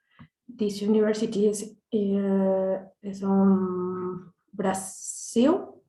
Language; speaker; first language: English; non-native, learner; Spanish